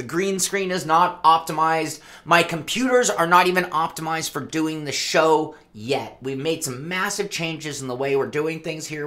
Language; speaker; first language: English; native; English